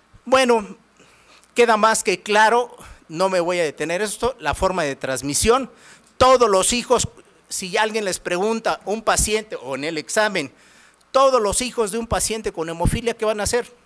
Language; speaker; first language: Spanish; native; Spanish